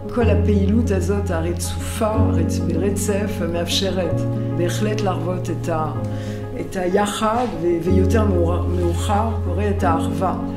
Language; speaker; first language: Hebrew; non-native, fluent; French